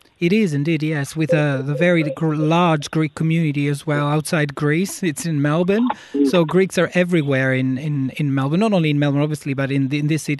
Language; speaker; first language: English; non-native, fluent; Greek